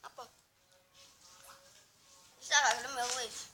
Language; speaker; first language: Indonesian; non-native, local second language; Javanese